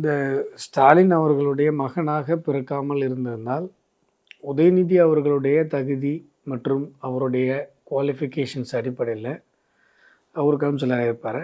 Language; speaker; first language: Tamil; native; Tamil